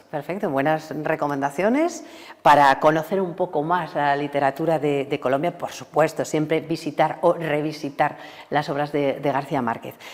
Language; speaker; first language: Spanish; native; Spanish